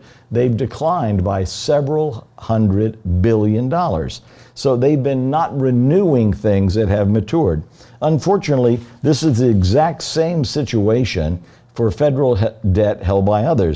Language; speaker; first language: English; native; English